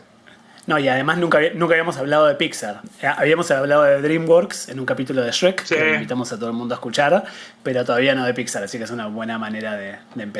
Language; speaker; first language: Spanish; native; Spanish